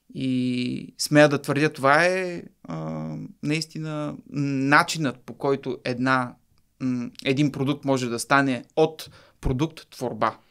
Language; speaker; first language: Bulgarian; native; Bulgarian